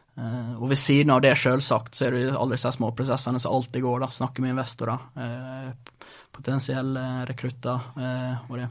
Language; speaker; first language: Norwegian; early bilingual, other home language; Swedish